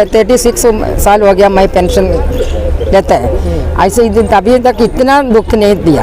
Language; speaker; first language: Hindi; non-native, local second language; Malayalam